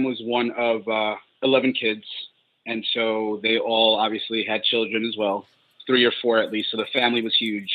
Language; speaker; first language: English; native; English